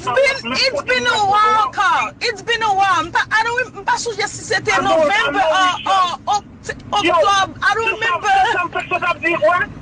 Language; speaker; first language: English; non-native, fluent; Haitian Creole